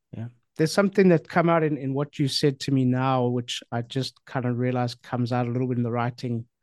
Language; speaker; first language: English; native; English